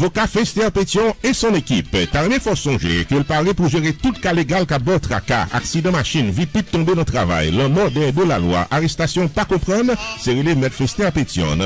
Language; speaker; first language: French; non-native, local second language; Haitian Creole